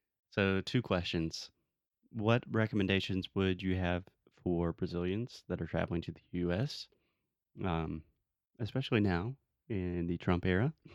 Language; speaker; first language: English; native; English